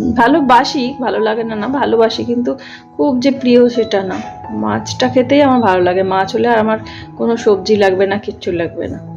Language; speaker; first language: Bangla; native; Bangla